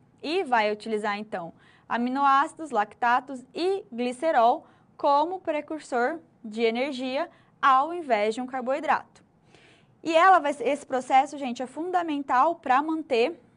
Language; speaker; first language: Portuguese; native; Portuguese